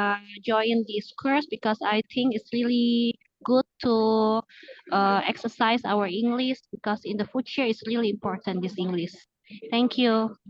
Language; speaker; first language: English; non-native, learner; Indonesian